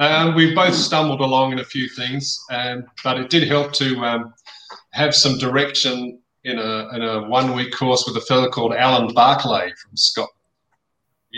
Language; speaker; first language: English; native; English